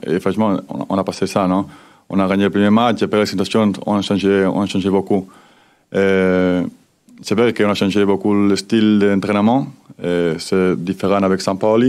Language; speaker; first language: French; non-native, fluent; Spanish